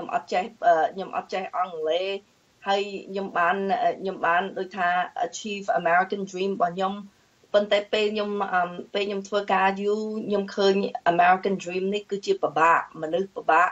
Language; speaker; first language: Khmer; early bilingual, heritage; Khmer